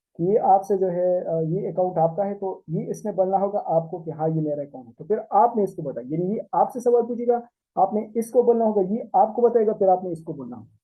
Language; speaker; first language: Urdu; non-native, local second language; Pashto